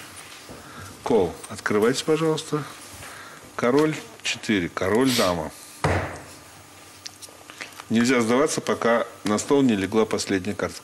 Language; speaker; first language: Russian; native; Russian